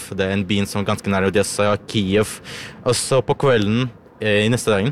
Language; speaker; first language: Norwegian; early bilingual, other home language; Ukrainian